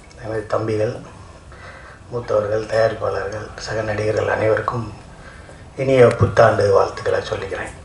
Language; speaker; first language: Tamil; native; Tamil